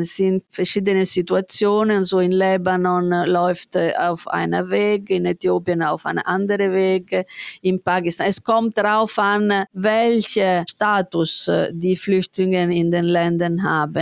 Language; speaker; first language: German; non-native, fluent; Italian